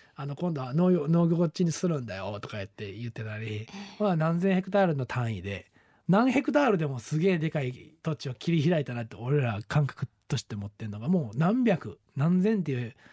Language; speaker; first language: Japanese; native; Japanese